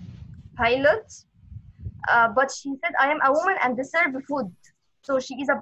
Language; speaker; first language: English; non-native, fluent; Arabic